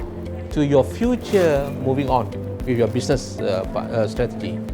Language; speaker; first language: English; non-native, local second language; Malay